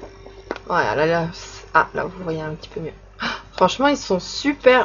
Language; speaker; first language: French; native; French